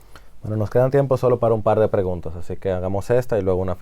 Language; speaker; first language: Spanish; native; Spanish